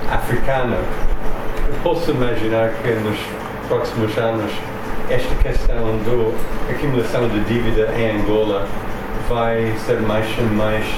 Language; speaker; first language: Portuguese; non-native, fluent; English